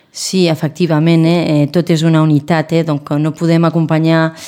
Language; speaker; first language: Catalan; non-native, local second language; Spanish